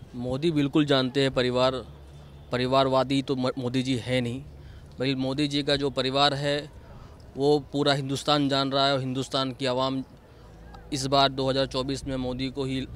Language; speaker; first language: Hindi; non-native, local second language; Gujarati